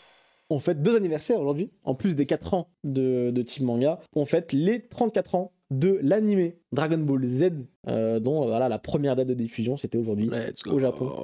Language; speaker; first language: French; native; French